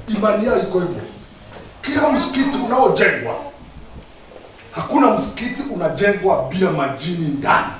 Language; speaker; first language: Swahili; non-native, local second language; Kikuyu